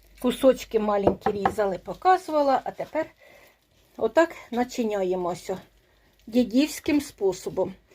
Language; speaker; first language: Ukrainian; native; Ukrainian